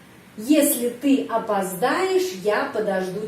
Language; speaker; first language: Russian; non-native, fluent; Indonesian